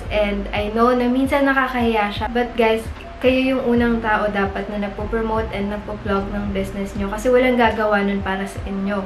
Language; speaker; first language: Filipino; native; Filipino